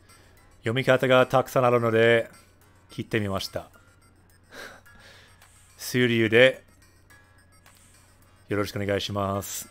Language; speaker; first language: Japanese; non-native, fluent; English